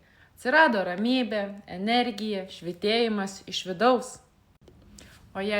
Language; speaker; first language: Lithuanian; native; Lithuanian